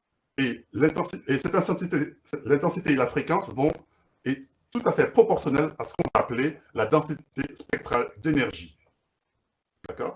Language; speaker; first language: French; native; French